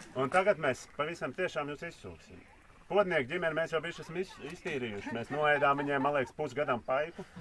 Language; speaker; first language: Latvian; native; Latvian